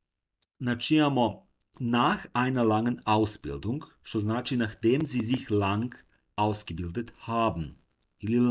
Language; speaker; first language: German; non-native, fluent; Serbian